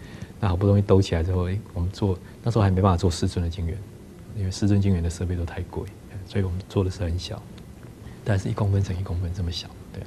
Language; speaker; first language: Chinese; native; Chinese